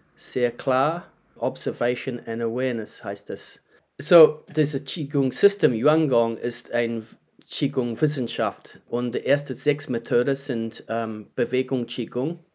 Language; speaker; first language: German; non-native, learner; English